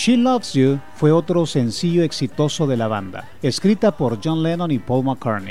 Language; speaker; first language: Spanish; native; Spanish